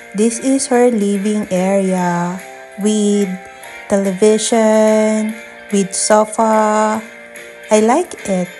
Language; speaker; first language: English; non-native, local second language; Filipino